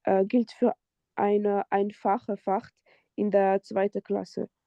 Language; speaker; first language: German; non-native, learner; French